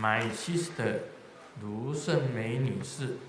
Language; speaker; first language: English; non-native, learner; Chinese